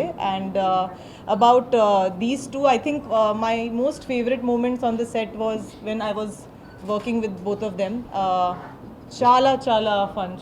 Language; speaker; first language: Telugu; non-native, learner; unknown